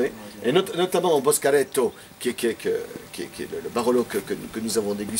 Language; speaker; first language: French; native; French